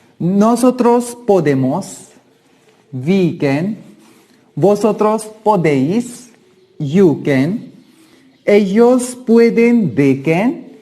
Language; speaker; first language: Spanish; non-native, learner; Hindi